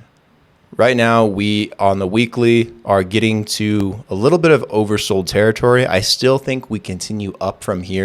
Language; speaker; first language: English; native; English